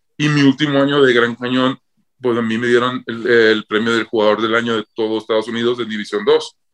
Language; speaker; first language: Spanish; native; Spanish